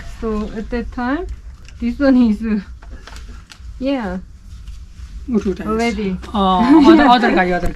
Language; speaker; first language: English; non-native, learner; Korean